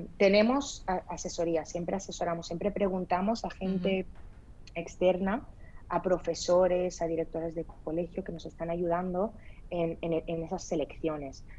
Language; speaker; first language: Spanish; early bilingual, other home language; Arabic